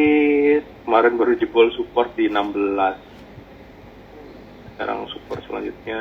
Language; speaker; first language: Indonesian; native; Indonesian